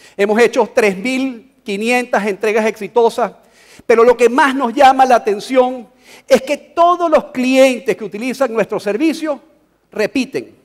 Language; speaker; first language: Spanish; native; Spanish